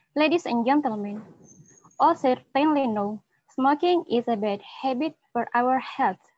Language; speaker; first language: English; non-native, learner; Indonesian